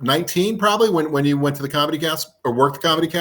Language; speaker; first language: English; native; English